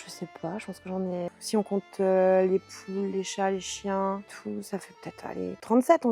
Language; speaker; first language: French; native; French